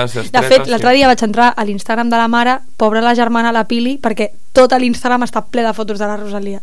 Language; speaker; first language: Catalan; native; Catalan